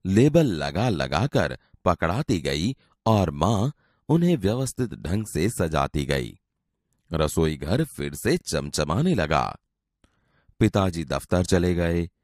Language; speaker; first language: Hindi; non-native, local second language; Gujarati